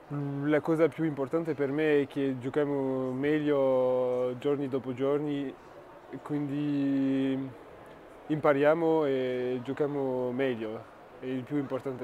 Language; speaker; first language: Italian; non-native, fluent; French